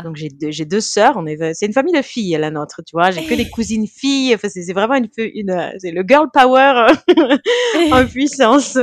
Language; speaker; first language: French; early bilingual, heritage; French